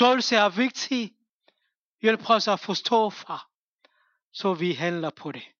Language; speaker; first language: Danish; non-native, fluent; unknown